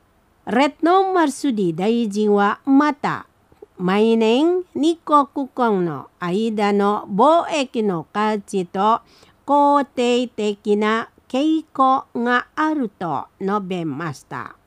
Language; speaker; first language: Japanese; non-native, fluent; Indonesian